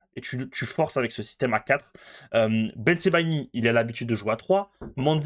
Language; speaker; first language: French; native; French